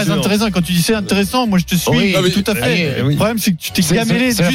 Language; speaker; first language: French; native; French